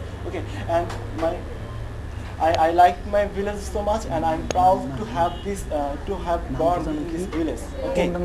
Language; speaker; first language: English; non-native, learner; Bangla